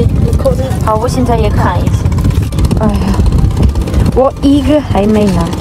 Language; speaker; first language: Chinese; non-native, learner; Ukrainian